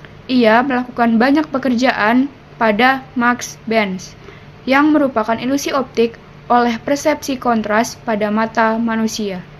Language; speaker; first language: Indonesian; native; Indonesian